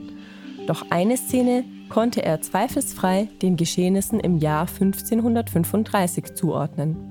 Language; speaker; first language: German; native; German